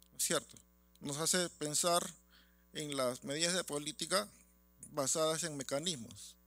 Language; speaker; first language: Spanish; native; Spanish